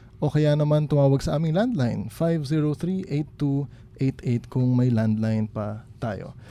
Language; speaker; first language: Filipino; native; Filipino